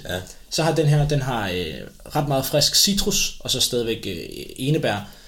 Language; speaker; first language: Danish; native; Danish